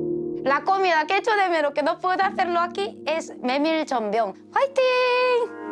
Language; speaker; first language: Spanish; non-native, learner; Korean